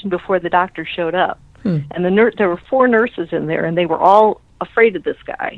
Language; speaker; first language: English; native; English